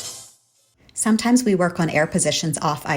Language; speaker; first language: English; native; English